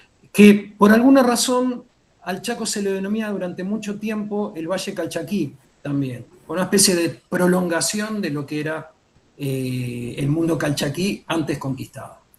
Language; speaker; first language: Spanish; native; Spanish